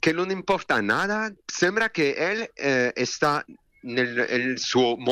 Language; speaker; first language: Spanish; non-native, learner; French